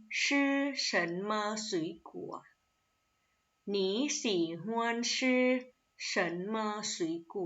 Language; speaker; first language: Chinese; non-native, fluent; Thai